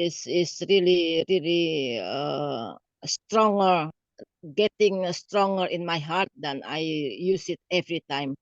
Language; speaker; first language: English; non-native, learner; Indonesian